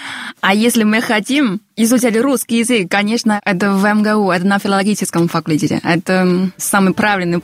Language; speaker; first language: Russian; non-native, fluent; Chinese